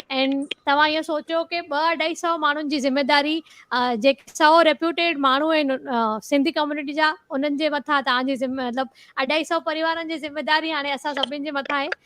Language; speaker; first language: Sindhi; early bilingual, heritage; Sindhi